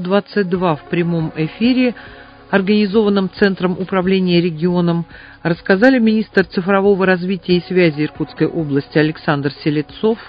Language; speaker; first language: Russian; native; Russian